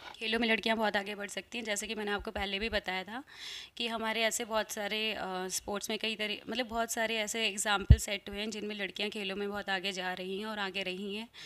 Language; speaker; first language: Hindi; native; Hindi